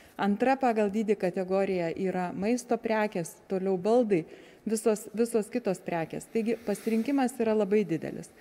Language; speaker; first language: Lithuanian; native; Lithuanian